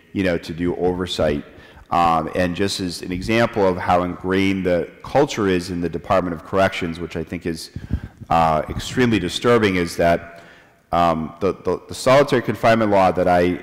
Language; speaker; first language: English; native; English